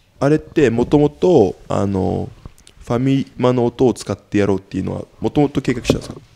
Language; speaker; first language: Japanese; native; Japanese